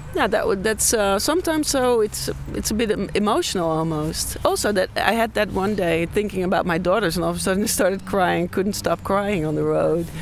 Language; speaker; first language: English; non-native, fluent; Dutch